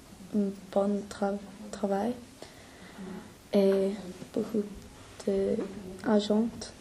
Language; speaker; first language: French; non-native, learner; English